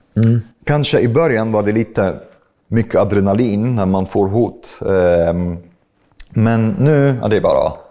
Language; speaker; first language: Swedish; non-native, fluent; Arabic